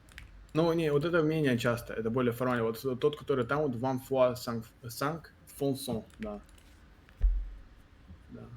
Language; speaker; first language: Russian; native; Russian